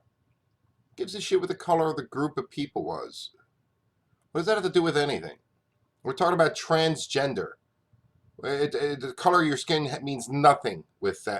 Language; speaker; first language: English; native; English